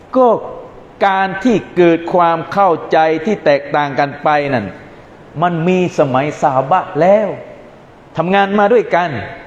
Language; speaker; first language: Thai; non-native, local second language; Malay